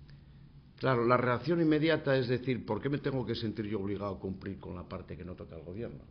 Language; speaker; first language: Spanish; native; Spanish